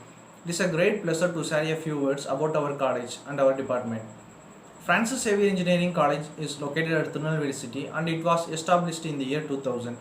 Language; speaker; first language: English; non-native, local second language; Tamil